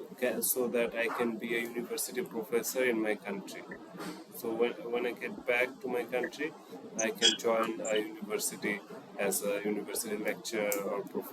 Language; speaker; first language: English; non-native, fluent; Bangla